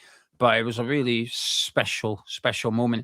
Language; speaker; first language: English; native; English